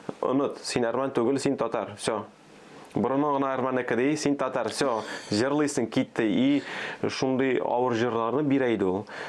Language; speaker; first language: Tatar; early bilingual, other home language; Armenian